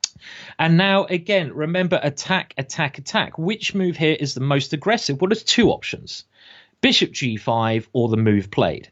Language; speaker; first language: English; native; English